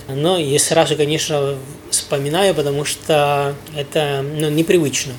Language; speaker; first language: Russian; non-native, fluent; Spanish